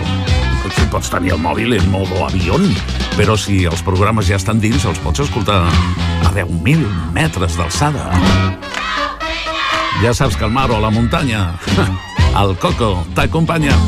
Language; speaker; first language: Catalan; native; Catalan